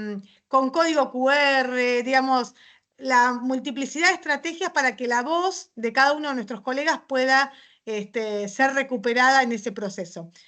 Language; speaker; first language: Spanish; native; Spanish